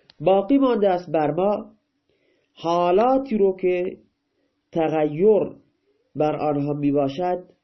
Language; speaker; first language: Persian; non-native, local second language; Baluchi